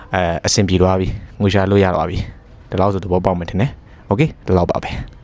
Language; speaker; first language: Burmese; non-native, local second language; Shan